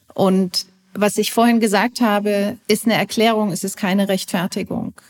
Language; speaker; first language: German; native; German